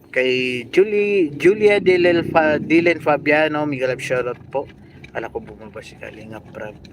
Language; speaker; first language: Filipino; native; Filipino